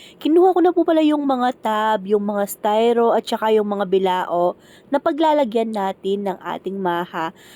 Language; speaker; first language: Filipino; non-native, local second language; Pampanga